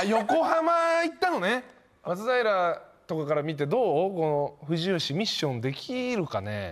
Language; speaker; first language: Japanese; native; Japanese